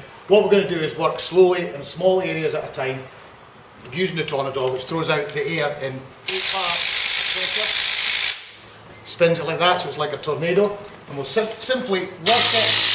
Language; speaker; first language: English; native; English